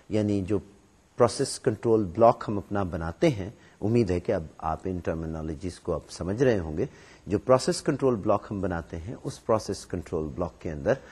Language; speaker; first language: Urdu; native; Urdu